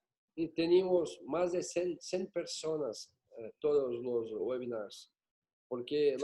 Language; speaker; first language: Spanish; non-native, learner; Portuguese